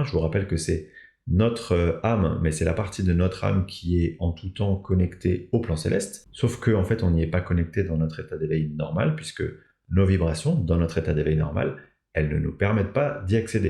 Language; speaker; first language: French; native; French